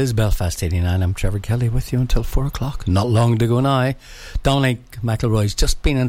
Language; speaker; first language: English; native; English